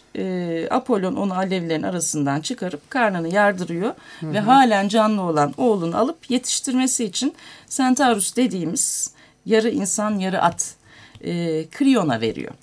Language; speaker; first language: Turkish; native; Turkish